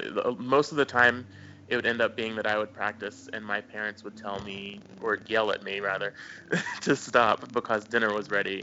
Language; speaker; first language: English; native; English